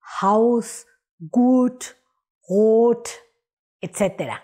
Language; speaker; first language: German; non-native, fluent; Spanish